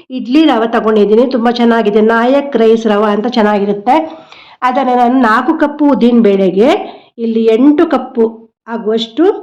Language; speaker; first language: Kannada; non-native, local second language; Konkani